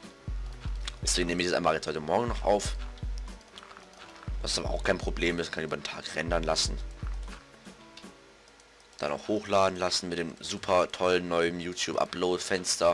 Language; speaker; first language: German; native; German